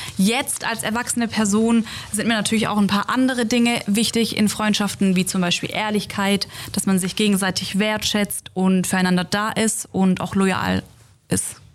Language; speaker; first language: German; native; German